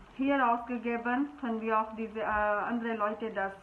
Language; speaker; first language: German; non-native, learner; Urdu